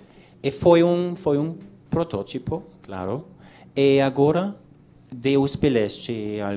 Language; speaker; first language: Portuguese; non-native, learner; English